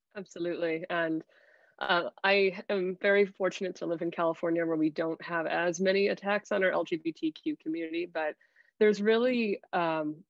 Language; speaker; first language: English; native; English